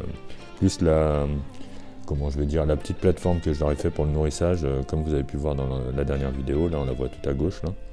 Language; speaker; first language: French; native; French